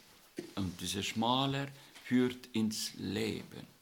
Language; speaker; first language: German; non-native, learner; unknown